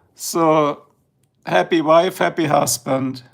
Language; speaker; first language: English; non-native, fluent; German